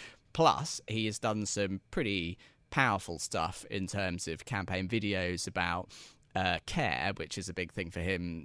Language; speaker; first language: English; native; English